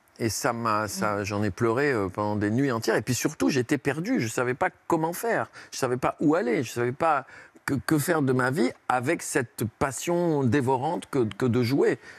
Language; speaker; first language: French; early bilingual, heritage; French